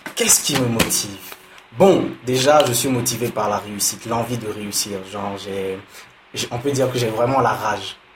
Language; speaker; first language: French; non-native, local second language; Dyula